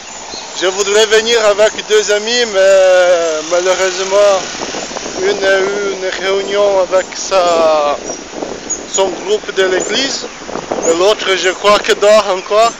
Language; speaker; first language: French; non-native, fluent; Portuguese